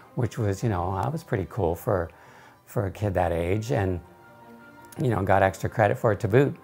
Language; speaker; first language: English; native; English